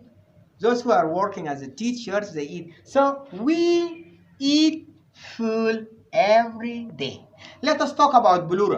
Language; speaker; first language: English; non-native, fluent; Arabic